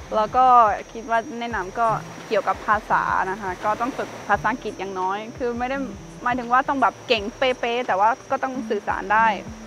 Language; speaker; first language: Thai; non-native, fluent; German